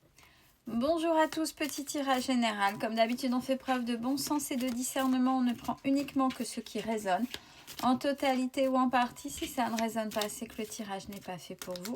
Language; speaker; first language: French; native; French